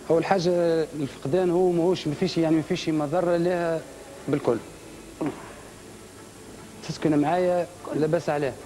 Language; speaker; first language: Arabic; native; Arabic